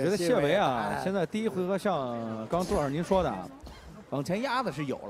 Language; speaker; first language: Chinese; native; Chinese